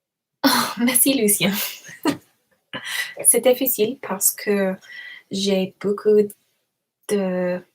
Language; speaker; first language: French; non-native, learner; English